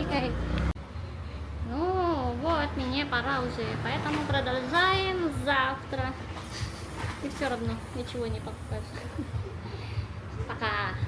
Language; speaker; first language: Russian; non-native, learner; Filipino